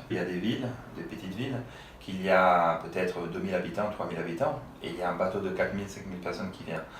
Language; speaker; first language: French; non-native, fluent; Italian